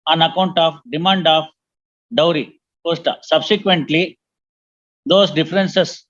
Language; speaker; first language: English; non-native, local second language; Kannada